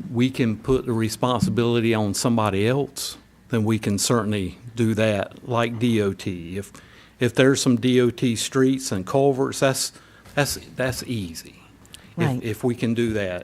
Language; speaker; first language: English; native; English